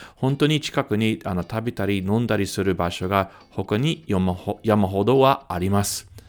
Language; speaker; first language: Japanese; non-native, fluent; English